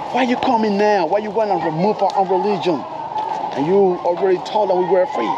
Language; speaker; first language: English; non-native, fluent; Spanish